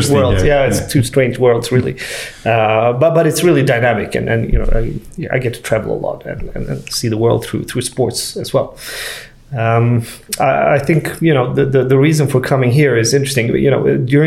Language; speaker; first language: English; non-native, fluent; Swedish